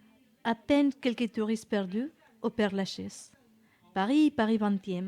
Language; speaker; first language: French; non-native, fluent; Spanish